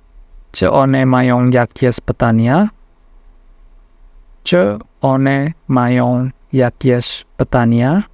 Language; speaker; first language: Polish; non-native, fluent; Indonesian